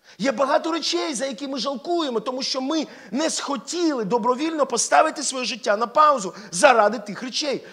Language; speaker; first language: Ukrainian; non-native, local second language; Russian